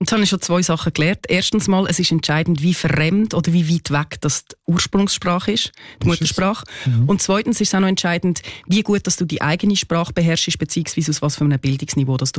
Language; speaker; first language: German; native; German